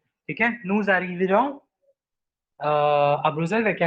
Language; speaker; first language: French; non-native, fluent; Hindi